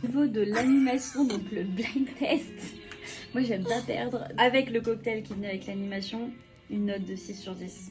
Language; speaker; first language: French; native; French